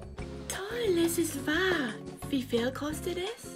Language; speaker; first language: German; non-native, learner; English